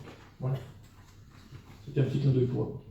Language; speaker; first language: French; native; French